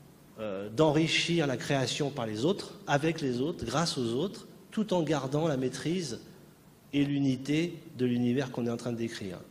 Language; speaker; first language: French; native; French